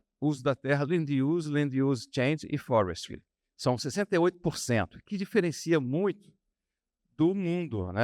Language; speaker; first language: Portuguese; native; Portuguese